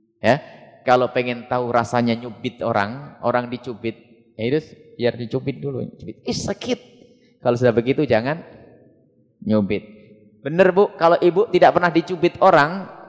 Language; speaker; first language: Indonesian; non-native, local second language; Javanese